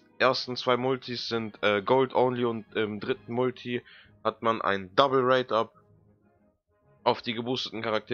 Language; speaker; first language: German; native; German